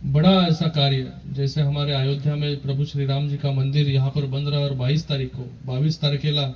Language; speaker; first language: Hindi; non-native, local second language; Marathi